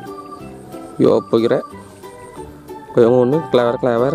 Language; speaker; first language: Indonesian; non-native, local second language; Javanese